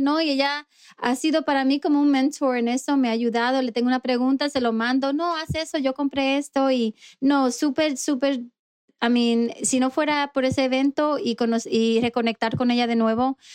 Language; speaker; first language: Spanish; early bilingual, heritage; Spanish